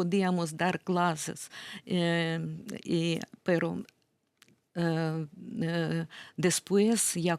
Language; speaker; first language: Spanish; non-native, fluent; Ukrainian